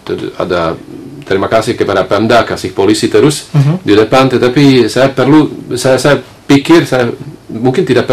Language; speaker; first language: Indonesian; non-native, fluent; Slovak